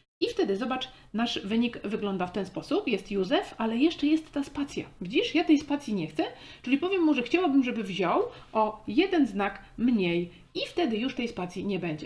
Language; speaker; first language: Polish; native; Polish